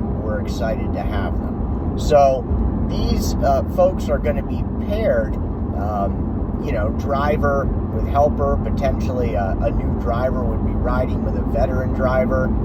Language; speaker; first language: English; native; English